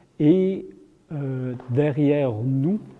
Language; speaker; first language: French; native; French